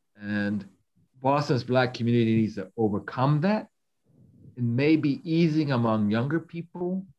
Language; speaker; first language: English; native; English